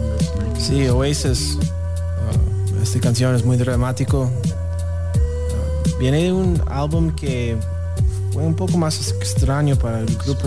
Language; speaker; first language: Spanish; non-native, learner; English